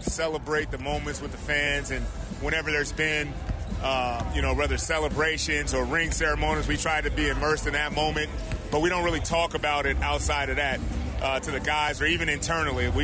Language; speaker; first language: English; native; English